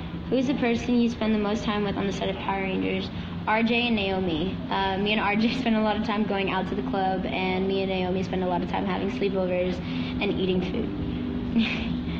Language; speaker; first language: English; early bilingual, other home language; Spanish